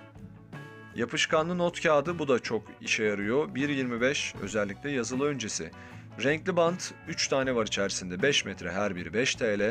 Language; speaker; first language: Turkish; native; Turkish